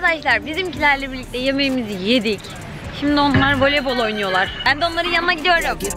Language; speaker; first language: Turkish; native; Turkish